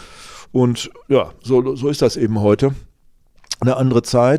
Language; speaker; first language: German; native; German